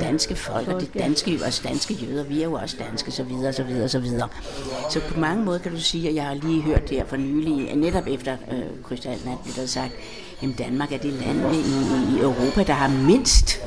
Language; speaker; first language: Danish; native; Danish